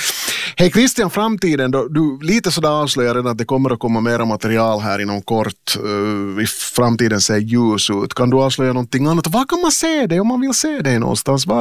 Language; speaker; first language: Swedish; native; Swedish